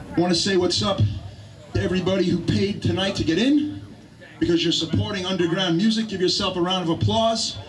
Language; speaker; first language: English; native; English